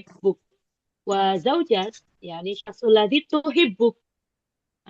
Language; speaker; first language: Arabic; non-native, fluent; Indonesian